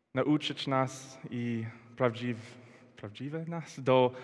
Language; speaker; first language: Polish; non-native, learner; English